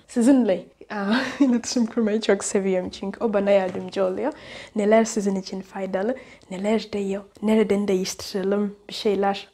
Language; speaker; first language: Turkish; non-native, fluent; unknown